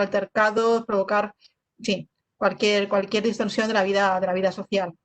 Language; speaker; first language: Spanish; native; Spanish